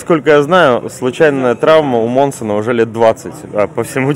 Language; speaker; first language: Russian; native; Russian